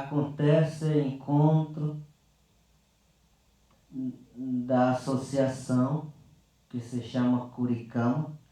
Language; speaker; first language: Portuguese; non-native, local second language; Yanomámi